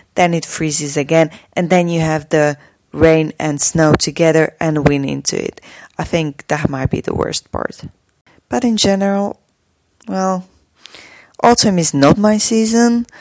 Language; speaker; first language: English; non-native, fluent; Slovak